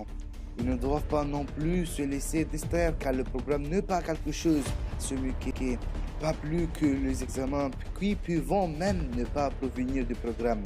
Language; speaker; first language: French; non-native, learner; Arabic